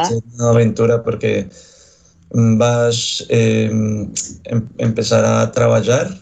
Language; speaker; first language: Catalan; non-native, learner; Spanish